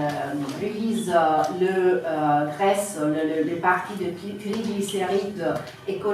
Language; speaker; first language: French; non-native, fluent; Italian